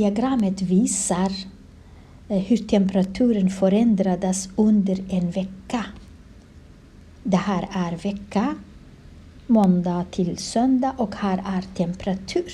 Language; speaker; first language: Swedish; non-native, learner; Kurdish